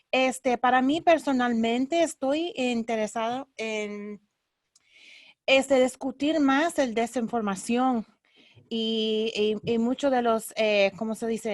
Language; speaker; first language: Spanish; early bilingual, heritage; Spanish